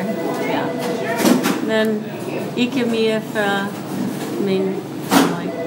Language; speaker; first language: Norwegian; early bilingual, heritage; English